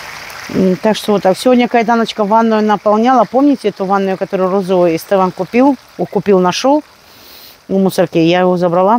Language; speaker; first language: Russian; native; Russian